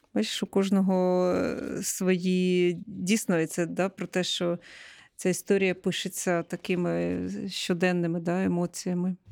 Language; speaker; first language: Ukrainian; native; Ukrainian